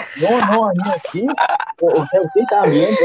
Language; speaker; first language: Spanish; native; Spanish